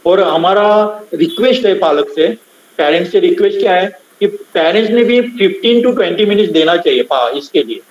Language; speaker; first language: Hindi; non-native, local second language; Marathi